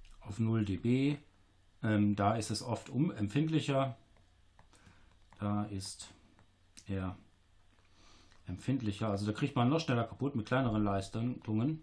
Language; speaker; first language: German; native; German